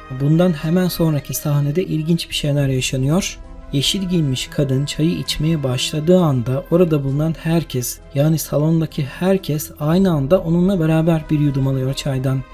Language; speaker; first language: Turkish; native; Turkish